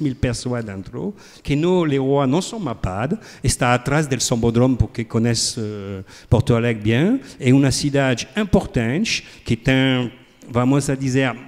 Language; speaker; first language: Portuguese; non-native, learner; French